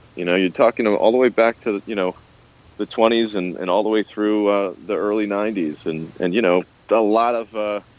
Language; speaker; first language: English; native; English